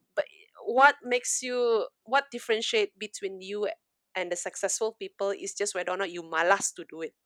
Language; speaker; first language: English; non-native, fluent; Indonesian